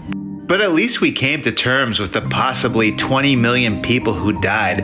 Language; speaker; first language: English; native; English